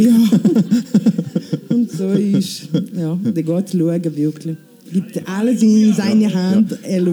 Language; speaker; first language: German; non-native, learner; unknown